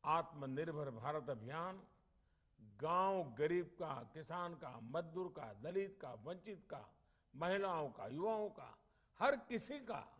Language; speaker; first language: Hindi; non-native, local second language; Gujarati